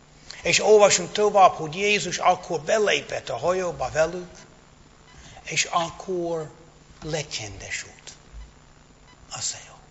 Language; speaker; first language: Hungarian; non-native, fluent; English